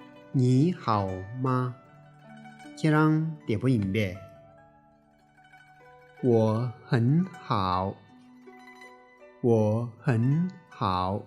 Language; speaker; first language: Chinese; non-native, fluent; Tibetan